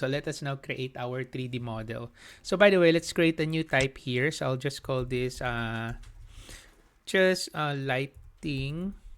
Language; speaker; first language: English; non-native, local second language; Filipino